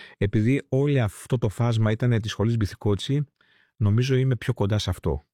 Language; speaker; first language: Greek; early bilingual, heritage; Greek